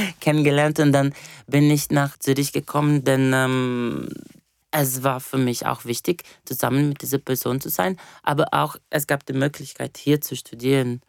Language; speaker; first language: German; non-native, fluent; Portuguese